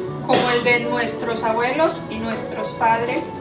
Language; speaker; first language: Spanish; native; Spanish